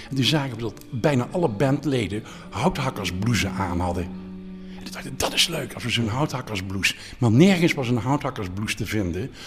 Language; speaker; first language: Dutch; native; Dutch